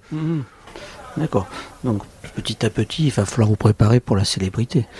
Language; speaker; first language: French; native; French